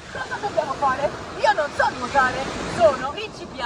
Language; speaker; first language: Italian; native; Italian